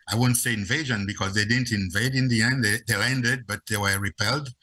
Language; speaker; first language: English; non-native, fluent; Seselwa Creole French